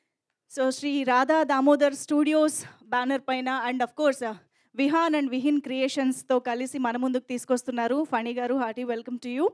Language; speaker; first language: Telugu; native; Telugu